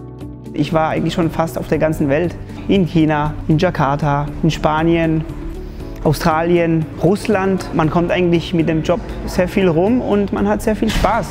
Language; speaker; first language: German; early bilingual, other home language; Polish